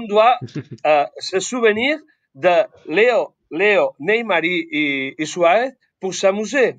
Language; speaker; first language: French; non-native, fluent; Spanish